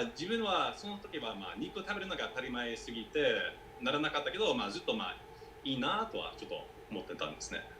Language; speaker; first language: Japanese; non-native, fluent; English